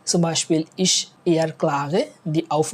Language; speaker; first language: German; non-native, fluent; Bangla